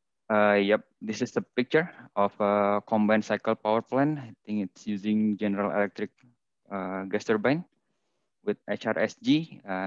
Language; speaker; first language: English; non-native, fluent; Indonesian